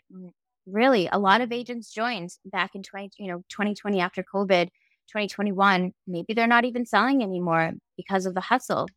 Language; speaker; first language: English; native; English